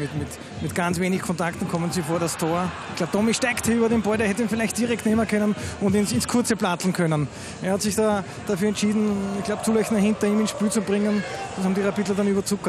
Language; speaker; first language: German; native; German